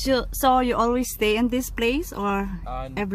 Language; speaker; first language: English; non-native, local second language; Filipino